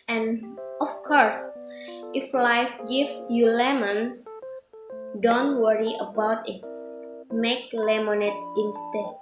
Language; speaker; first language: English; non-native, fluent; Indonesian